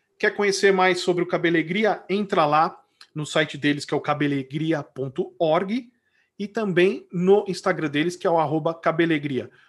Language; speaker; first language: Portuguese; native; Portuguese